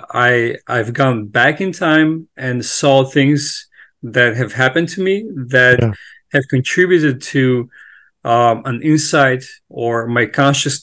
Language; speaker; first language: English; non-native, fluent; Macedonian